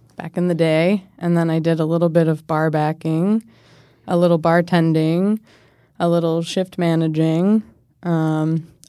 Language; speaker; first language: English; native; English